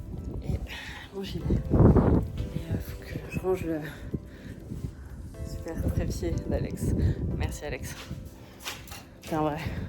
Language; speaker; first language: French; native; French